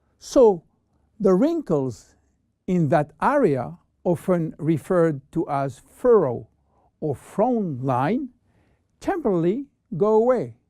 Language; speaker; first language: English; non-native, fluent; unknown